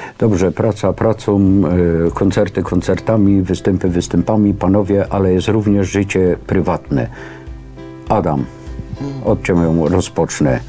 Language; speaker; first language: Polish; native; Polish